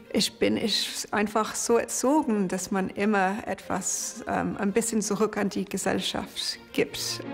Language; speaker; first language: German; non-native, fluent; English